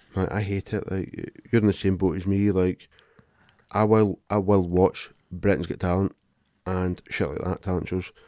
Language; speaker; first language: English; native; English